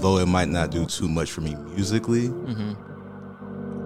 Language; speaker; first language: English; native; English